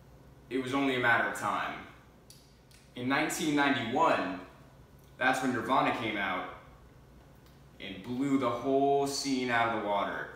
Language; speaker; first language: English; native; English